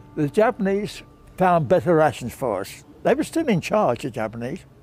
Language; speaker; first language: English; native; English